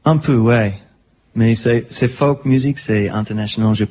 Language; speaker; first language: French; non-native, learner; English